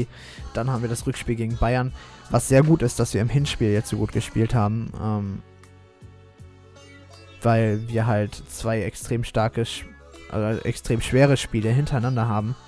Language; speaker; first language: German; native; German